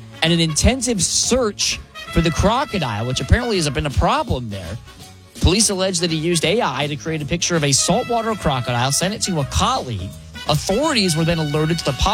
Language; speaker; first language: English; native; English